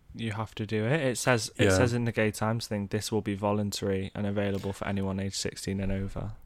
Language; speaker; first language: English; native; English